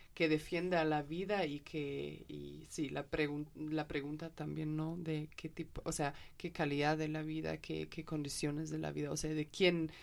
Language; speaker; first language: Spanish; non-native, fluent; German